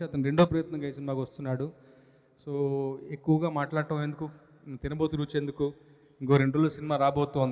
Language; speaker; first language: Telugu; native; Telugu